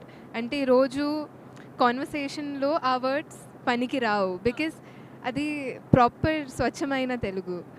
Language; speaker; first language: Telugu; non-native, fluent; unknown